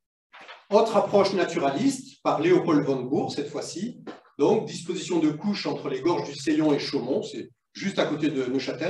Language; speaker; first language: French; native; French